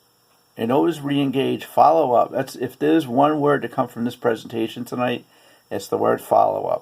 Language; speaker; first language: English; native; English